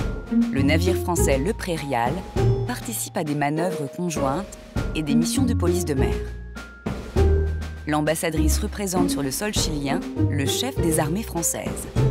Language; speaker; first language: French; native; French